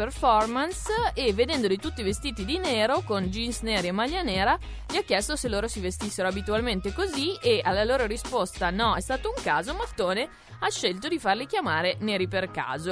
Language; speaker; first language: Italian; native; Italian